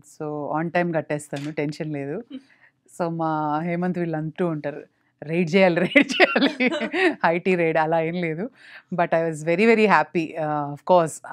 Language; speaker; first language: Telugu; native; Telugu